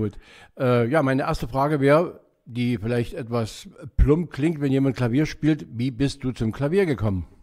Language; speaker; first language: German; native; German